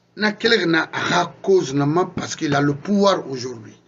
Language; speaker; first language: French; non-native, local second language; Susu